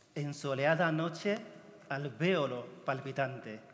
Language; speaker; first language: Spanish; non-native, fluent; Chinese